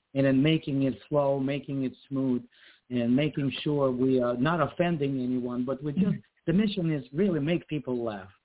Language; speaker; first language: English; non-native, fluent; Ukrainian